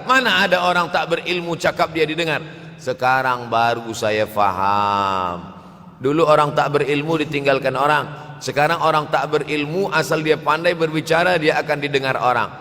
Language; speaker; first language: Malay; native; Malay